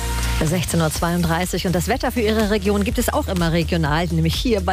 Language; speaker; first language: German; native; German